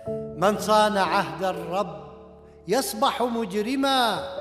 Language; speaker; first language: Arabic; native; Arabic